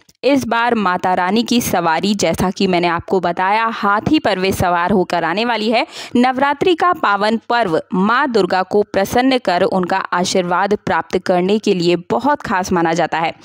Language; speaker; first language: Hindi; native; Hindi